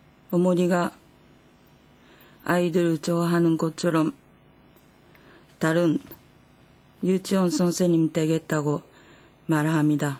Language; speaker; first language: Korean; non-native, fluent; Japanese